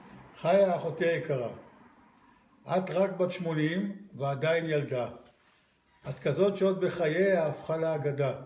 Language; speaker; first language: Hebrew; native; Hebrew